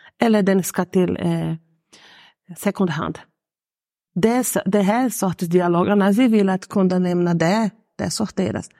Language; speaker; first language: Swedish; non-native, fluent; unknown